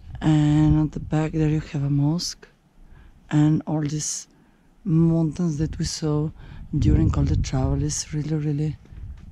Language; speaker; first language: English; non-native, fluent; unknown